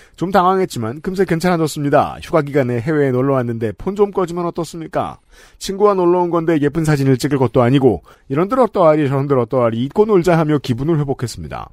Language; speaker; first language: Korean; native; Korean